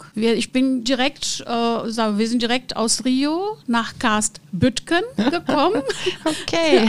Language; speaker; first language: German; non-native, fluent; Portuguese